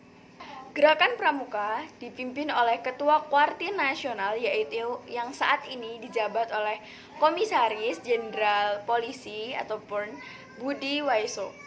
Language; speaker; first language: Indonesian; native; Indonesian